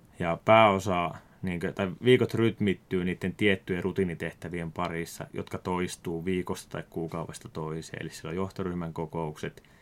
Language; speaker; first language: Finnish; native; Finnish